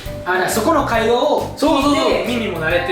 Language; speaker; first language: Japanese; native; Japanese